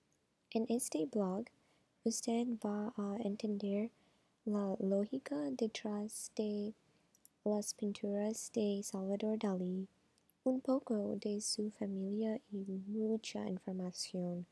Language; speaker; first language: Spanish; non-native, learner; English